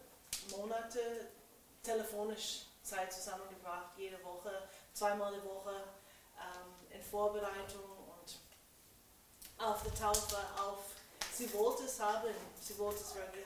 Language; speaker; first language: German; non-native, fluent; English